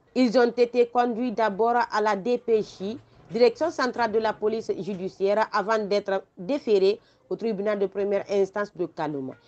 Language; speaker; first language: French; non-native, local second language; Fula